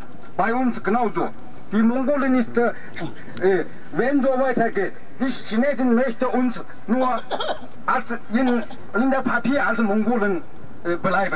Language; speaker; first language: German; non-native, learner; Mongolian